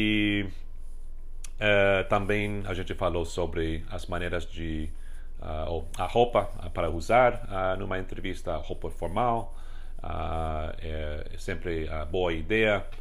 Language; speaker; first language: Portuguese; non-native, fluent; English